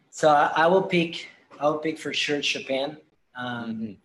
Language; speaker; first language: English; non-native, fluent; Spanish